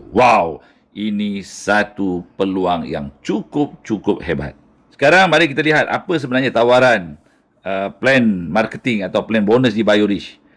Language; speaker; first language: Malay; native; Malay